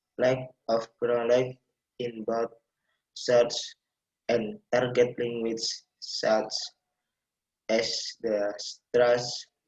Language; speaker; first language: English; non-native, learner; Indonesian